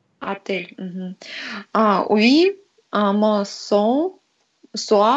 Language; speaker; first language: French; non-native, learner; Russian